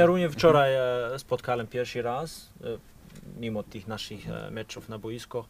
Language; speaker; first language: Polish; non-native, fluent; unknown